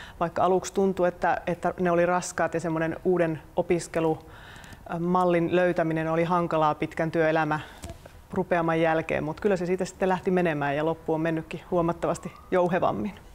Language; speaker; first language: Finnish; native; Finnish